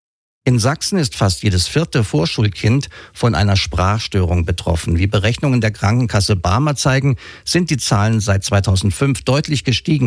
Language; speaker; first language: German; native; German